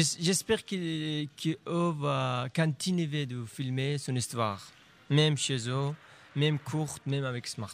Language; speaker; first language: French; non-native, learner; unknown